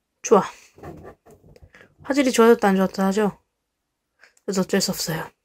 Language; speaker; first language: Korean; native; Korean